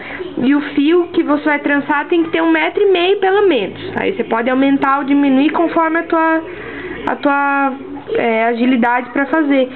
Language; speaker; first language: Portuguese; native; Portuguese